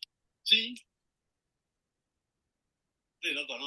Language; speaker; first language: Spanish; non-native, learner; Chinese